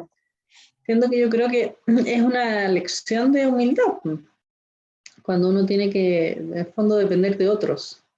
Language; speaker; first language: Spanish; native; Spanish